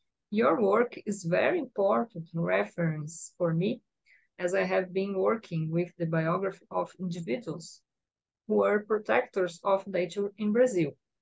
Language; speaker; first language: English; non-native, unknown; Portuguese